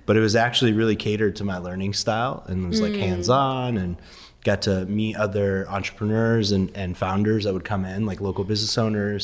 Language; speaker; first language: English; early bilingual, other home language; Persian